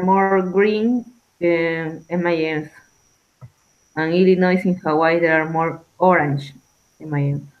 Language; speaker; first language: English; non-native, learner; Spanish